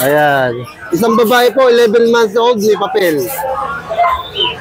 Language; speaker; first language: Filipino; native; Filipino